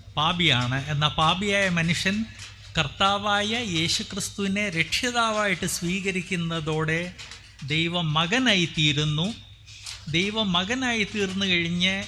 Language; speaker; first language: Malayalam; non-native, local second language; Hindi